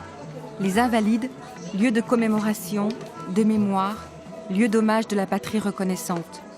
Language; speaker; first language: French; native; French